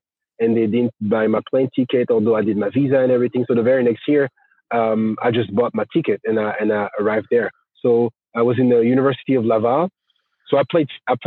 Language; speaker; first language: English; non-native, fluent; French